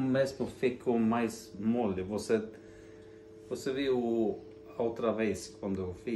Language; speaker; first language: Portuguese; non-native, fluent; Norwegian